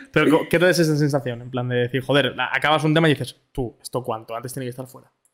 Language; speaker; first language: Spanish; native; Spanish